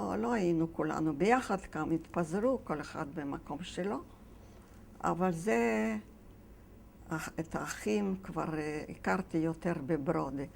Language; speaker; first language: Hebrew; non-native, fluent; Yiddish